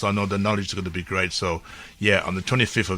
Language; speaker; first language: English; native; English